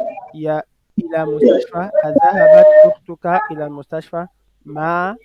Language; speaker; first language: Arabic; non-native, fluent; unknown